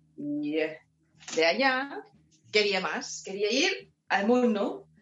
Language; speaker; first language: Spanish; non-native, fluent; German